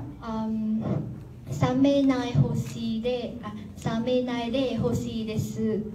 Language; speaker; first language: Japanese; non-native, learner; Vietnamese